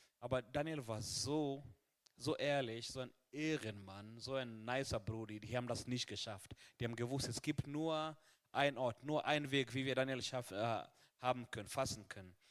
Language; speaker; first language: German; non-native, fluent; Swahili